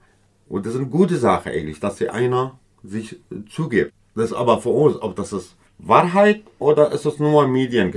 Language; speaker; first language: German; non-native, learner; Kurdish